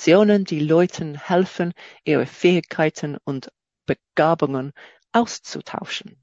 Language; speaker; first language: German; non-native, fluent; English